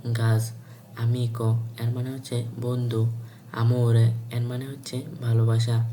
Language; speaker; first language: Bangla; native; Bangla